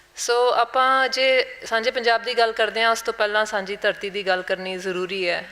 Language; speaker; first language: Punjabi; non-native, local second language; Hindi